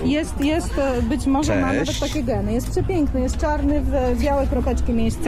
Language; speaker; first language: Polish; native; Polish